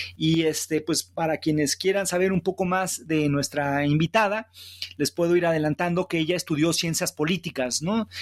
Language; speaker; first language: Spanish; native; Spanish